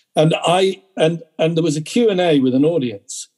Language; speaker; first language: English; native; English